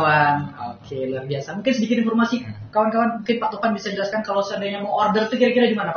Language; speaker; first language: Indonesian; native; Indonesian